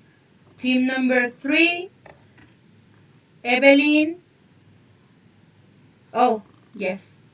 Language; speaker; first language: English; non-native, fluent; Spanish